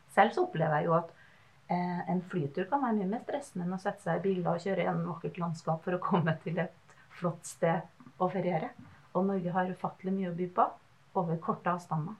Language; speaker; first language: Norwegian; native; Norwegian